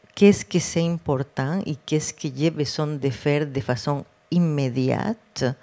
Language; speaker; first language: French; non-native, fluent; Spanish